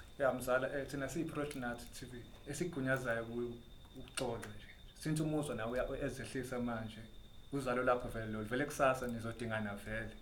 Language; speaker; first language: Zulu; native; Zulu